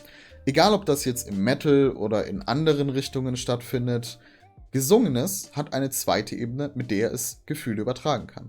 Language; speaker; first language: German; native; German